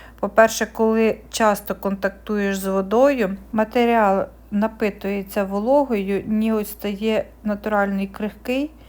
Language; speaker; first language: Ukrainian; native; Ukrainian